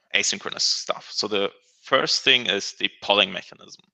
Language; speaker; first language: English; non-native, fluent; German